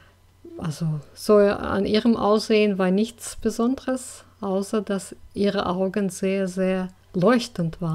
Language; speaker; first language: German; non-native, fluent; Russian